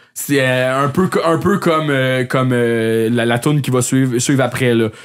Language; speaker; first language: French; native; French